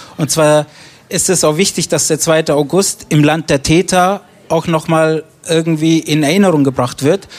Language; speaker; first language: German; early bilingual, other home language; Romany